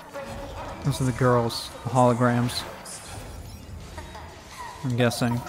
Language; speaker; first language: English; native; English